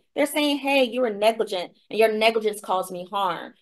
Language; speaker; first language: English; native; English